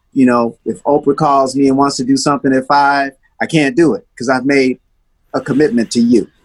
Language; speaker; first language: English; native; English